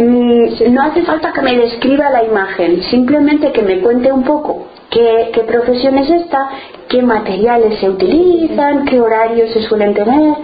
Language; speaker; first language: Spanish; native; Spanish